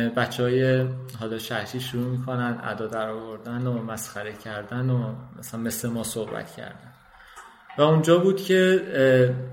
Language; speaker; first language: Persian; non-native, local second language; Azerbaijani